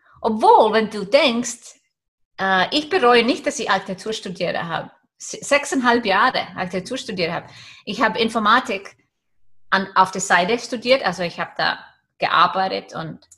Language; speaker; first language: German; non-native, fluent; Icelandic